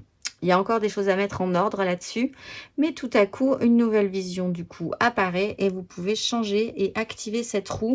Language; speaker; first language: French; native; French